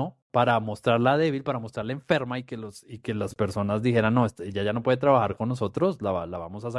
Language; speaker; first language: Spanish; native; Spanish